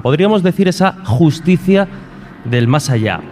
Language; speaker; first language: Spanish; native; Spanish